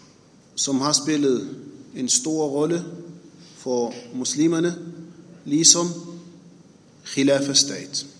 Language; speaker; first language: Danish; non-native, fluent; Arabic